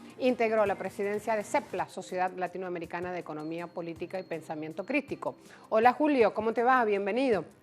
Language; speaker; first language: Spanish; native; Spanish